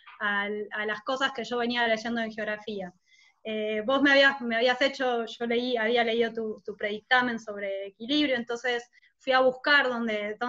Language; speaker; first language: Spanish; native; Spanish